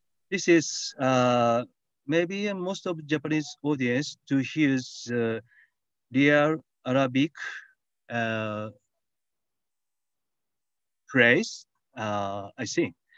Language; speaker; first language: English; non-native, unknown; Japanese